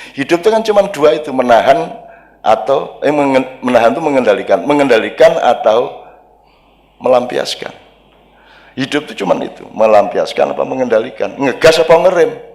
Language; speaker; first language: Indonesian; non-native, local second language; Javanese